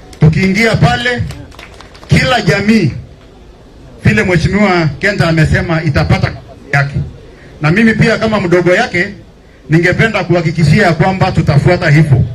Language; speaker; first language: Swahili; non-native, local second language; Masai